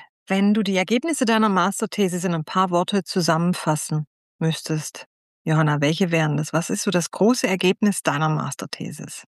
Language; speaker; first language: German; native; German